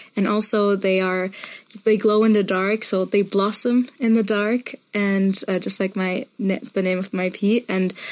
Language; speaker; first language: English; non-native, fluent; German